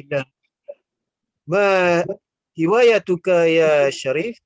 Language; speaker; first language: Arabic; non-native, learner; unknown